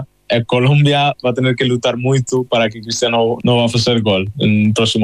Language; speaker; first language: Portuguese; non-native, fluent; Spanish